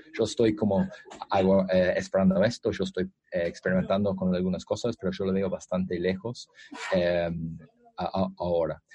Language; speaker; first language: Spanish; non-native, fluent; English